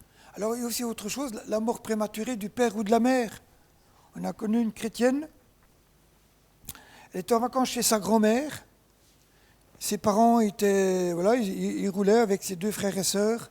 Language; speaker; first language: French; native; French